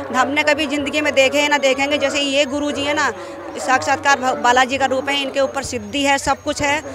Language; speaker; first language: Hindi; native; Hindi